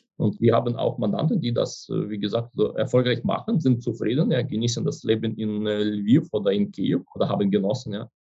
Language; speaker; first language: German; non-native, fluent; Ukrainian